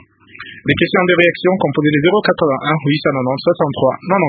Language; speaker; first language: French; non-native, local second language; Lingala